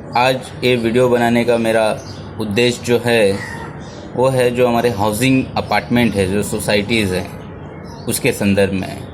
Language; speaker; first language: Hindi; native; Hindi